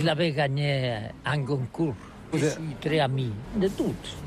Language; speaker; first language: French; non-native, learner; Catalan